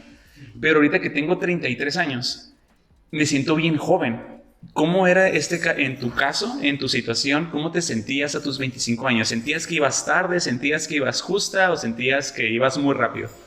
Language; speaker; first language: Spanish; native; Spanish